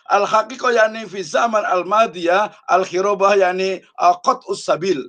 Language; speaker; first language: Arabic; non-native, fluent; Indonesian